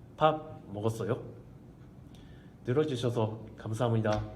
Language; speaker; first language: Korean; non-native, learner; Japanese